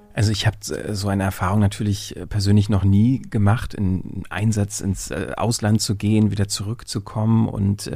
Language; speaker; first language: German; native; German